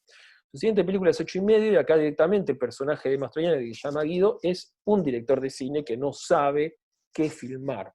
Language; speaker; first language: Spanish; native; Spanish